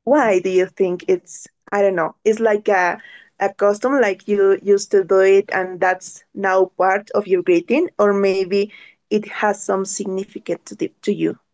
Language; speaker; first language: English; non-native, learner; Spanish